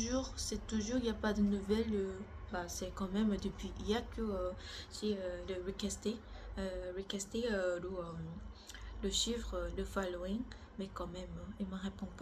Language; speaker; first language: French; non-native, learner; Korean